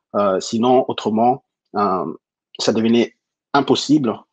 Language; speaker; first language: French; non-native, local second language; Lingala